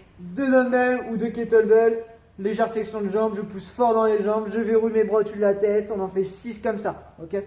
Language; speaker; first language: French; native; French